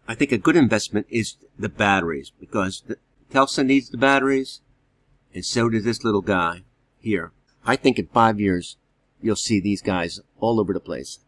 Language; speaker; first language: English; native; English